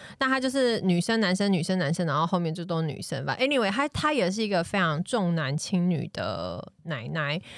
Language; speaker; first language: Chinese; early bilingual, heritage; Chinese